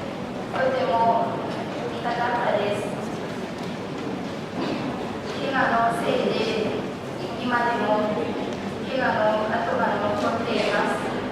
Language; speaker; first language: Japanese; non-native, learner; Lao